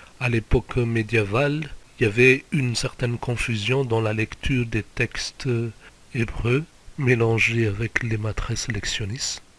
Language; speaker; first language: French; native; French